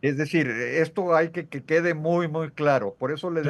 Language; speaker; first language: Spanish; native; Spanish